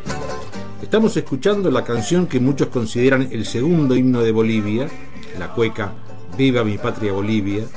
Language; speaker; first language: Spanish; native; Spanish